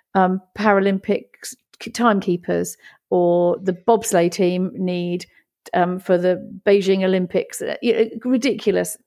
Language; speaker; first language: English; native; English